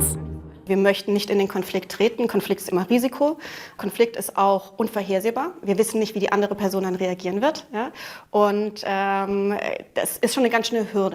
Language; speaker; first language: German; native; German